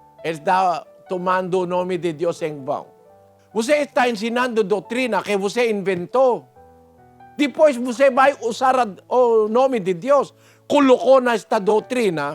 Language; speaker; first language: Portuguese; non-native, fluent; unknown